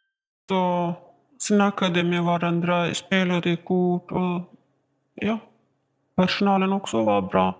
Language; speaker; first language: Swedish; non-native, learner; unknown